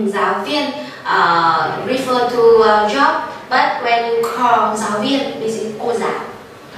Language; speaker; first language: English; non-native, learner; Vietnamese